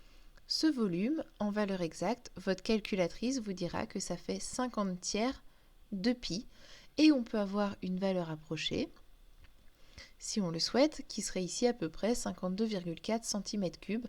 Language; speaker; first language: French; native; French